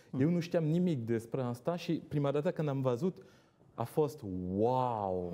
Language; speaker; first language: Romanian; non-native, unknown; French